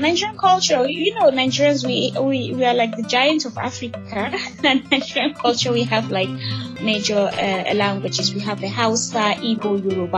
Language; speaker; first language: English; non-native, local second language; Hausa